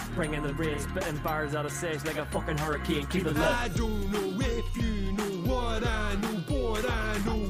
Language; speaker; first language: English; native; English